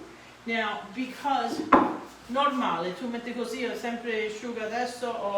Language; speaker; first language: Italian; early bilingual, heritage; Italian